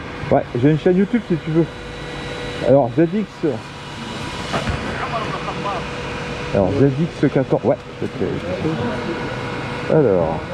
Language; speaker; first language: French; native; French